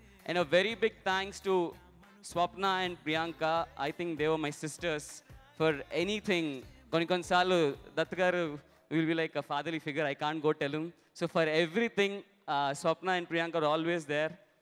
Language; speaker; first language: English; non-native, local second language; Telugu